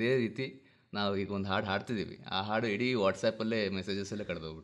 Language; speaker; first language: Kannada; native; Kannada